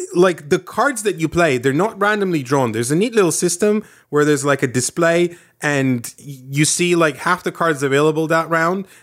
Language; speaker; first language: English; non-native, fluent; Lithuanian